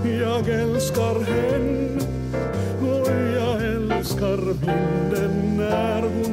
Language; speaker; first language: Swedish; non-native, fluent; Icelandic